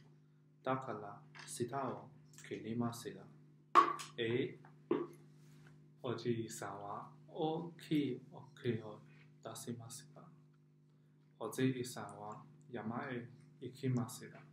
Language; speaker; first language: Japanese; non-native, learner; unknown